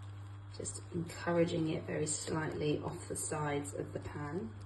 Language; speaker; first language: English; native; English